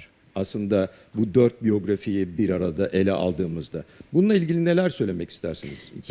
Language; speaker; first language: Turkish; native; Turkish